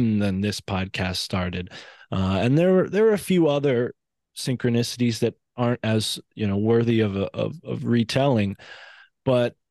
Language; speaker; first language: English; native; English